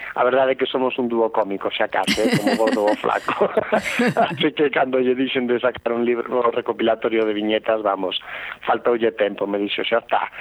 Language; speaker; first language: Galician; non-native, local second language; Spanish